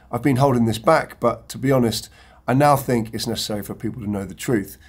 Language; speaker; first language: English; native; English